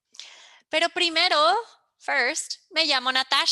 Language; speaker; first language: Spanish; early bilingual, heritage; English